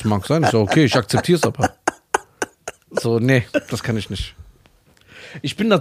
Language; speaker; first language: German; early bilingual, other home language; Persian